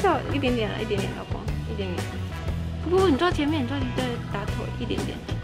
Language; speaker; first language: Chinese; native; Chinese